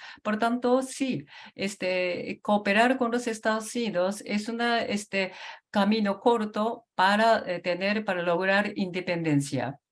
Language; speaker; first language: Spanish; non-native, fluent; Japanese